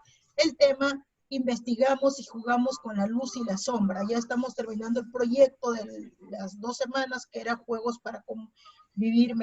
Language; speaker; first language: Spanish; native; Spanish